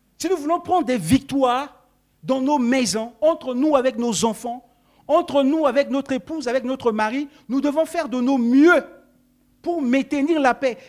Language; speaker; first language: French; non-native, local second language; Sango